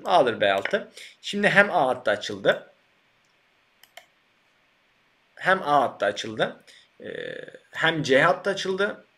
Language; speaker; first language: Turkish; native; Turkish